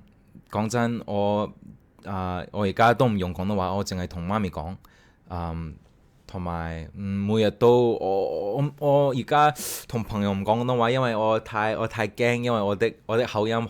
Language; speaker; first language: Cantonese; early bilingual, heritage; Cantonese